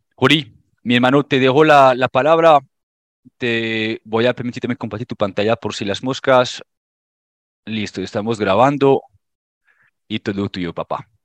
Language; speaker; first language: Spanish; non-native, fluent; French